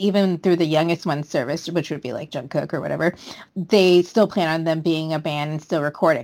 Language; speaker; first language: English; native; English